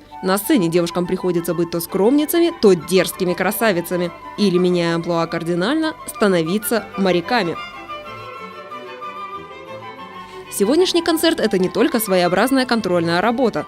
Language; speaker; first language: Russian; native; Russian